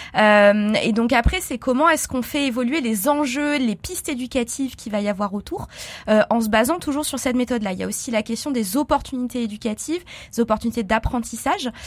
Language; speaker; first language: French; native; French